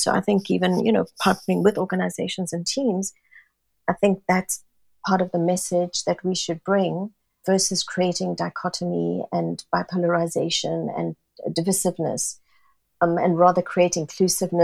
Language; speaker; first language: English; non-native, local second language; Italian